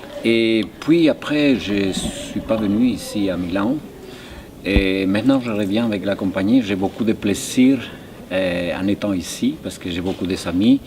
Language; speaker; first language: French; non-native, fluent; Spanish